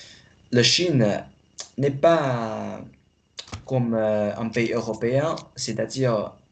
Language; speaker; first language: French; non-native, fluent; Chinese